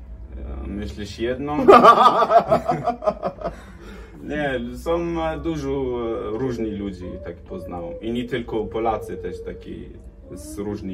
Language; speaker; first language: Polish; non-native, learner; Arabic